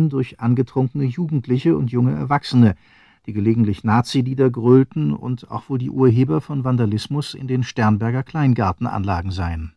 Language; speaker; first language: German; native; German